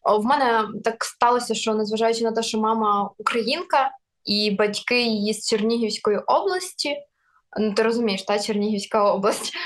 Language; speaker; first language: Ukrainian; non-native, local second language; Russian